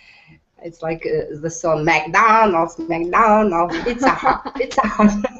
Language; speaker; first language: English; non-native, learner; Russian